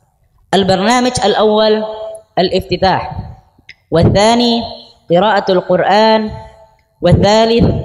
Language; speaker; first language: Arabic; non-native, fluent; Indonesian